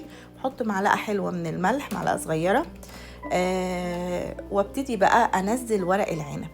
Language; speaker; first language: Arabic; native; Arabic